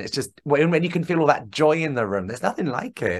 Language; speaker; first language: English; native; English